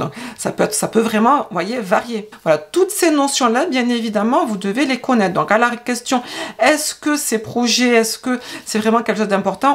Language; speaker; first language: French; native; French